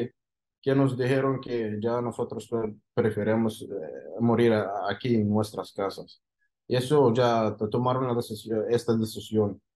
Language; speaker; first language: Spanish; non-native, fluent; Arabic